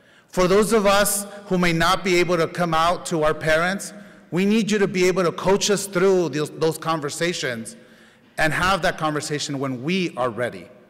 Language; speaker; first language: English; native; English